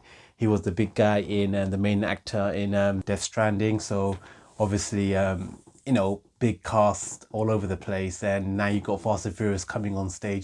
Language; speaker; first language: English; native; English